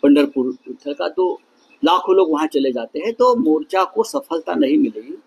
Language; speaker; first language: Hindi; non-native, local second language; Marathi